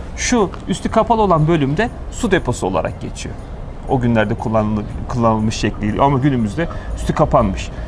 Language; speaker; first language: Turkish; native; Turkish